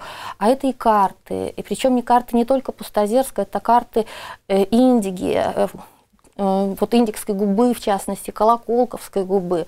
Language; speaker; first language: Russian; native; Russian